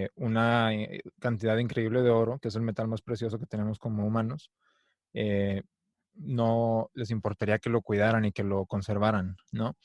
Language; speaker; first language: Spanish; native; Spanish